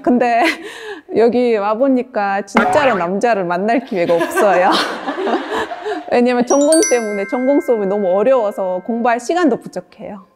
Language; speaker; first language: Korean; non-native, fluent; Uzbek